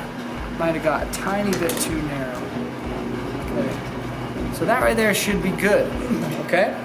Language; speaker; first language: English; native; English